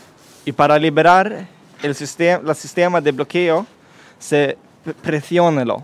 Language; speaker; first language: Spanish; non-native, learner; Swedish